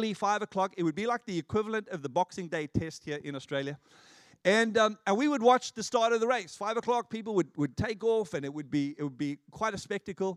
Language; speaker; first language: English; native; English